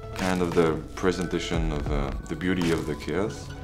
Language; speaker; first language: English; non-native, fluent; French